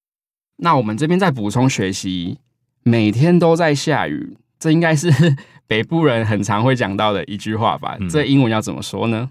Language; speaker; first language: Chinese; native; Chinese